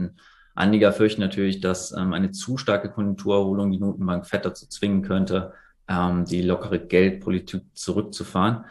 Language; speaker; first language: German; native; German